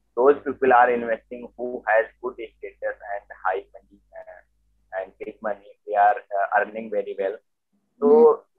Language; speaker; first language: English; non-native, local second language; Hindi